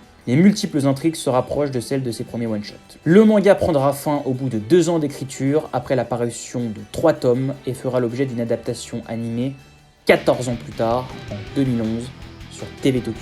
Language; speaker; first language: French; native; French